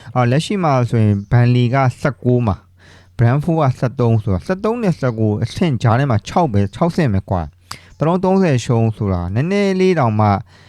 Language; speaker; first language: Burmese; native; Burmese